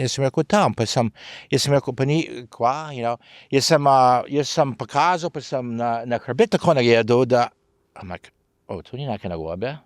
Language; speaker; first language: Slovenian; early bilingual, heritage; Slovenian